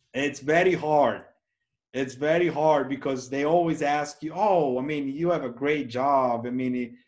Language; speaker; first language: English; non-native, fluent; Italian